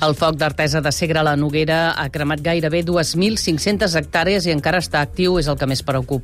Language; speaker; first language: Catalan; native; Catalan